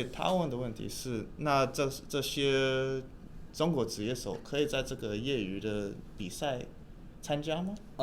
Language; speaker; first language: Chinese; early bilingual, heritage; English